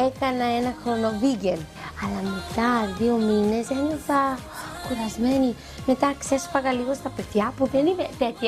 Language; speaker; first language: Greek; early bilingual, heritage; Greek